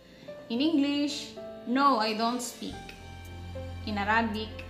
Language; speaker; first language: English; non-native, local second language; Filipino